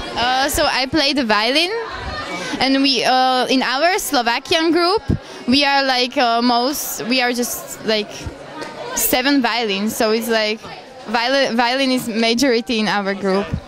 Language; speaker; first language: English; non-native, fluent; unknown